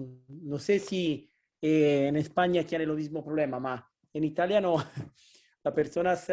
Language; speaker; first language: Spanish; non-native, fluent; Italian